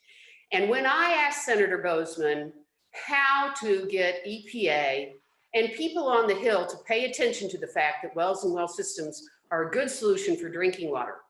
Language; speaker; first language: English; native; English